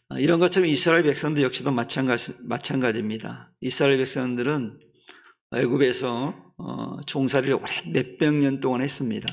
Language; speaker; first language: Korean; native; Korean